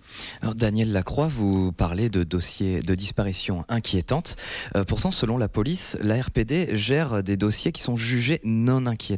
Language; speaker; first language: French; native; French